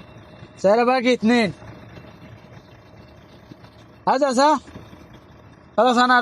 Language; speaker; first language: Arabic; non-native, learner; Bangla